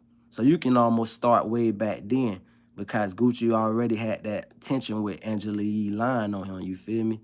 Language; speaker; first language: English; native; English